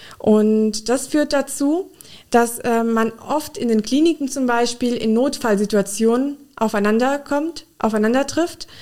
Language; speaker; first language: German; early bilingual, other home language; Urdu